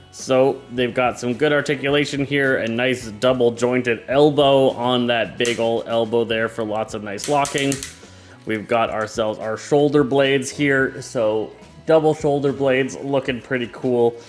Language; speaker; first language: English; native; English